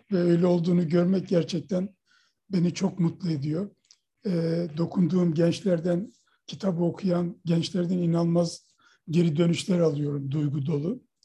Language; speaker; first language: Turkish; native; Turkish